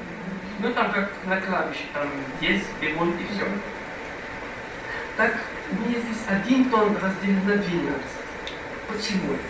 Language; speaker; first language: Russian; non-native, fluent; Arabic